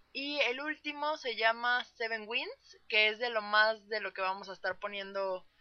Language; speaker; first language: Spanish; native; Spanish